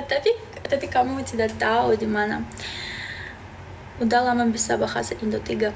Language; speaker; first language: Indonesian; non-native, learner; Belarusian